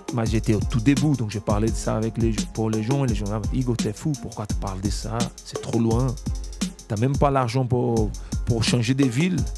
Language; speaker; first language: French; non-native, fluent; Portuguese